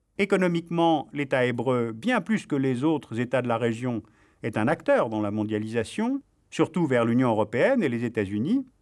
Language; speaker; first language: French; native; French